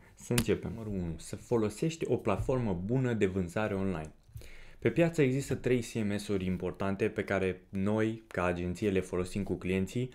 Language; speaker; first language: Romanian; native; Romanian